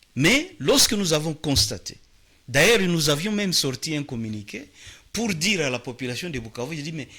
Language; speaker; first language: French; non-native, local second language; Swahili